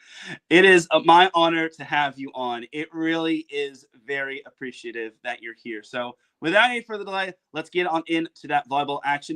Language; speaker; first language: English; native; English